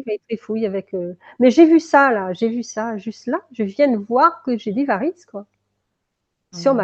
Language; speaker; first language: French; native; French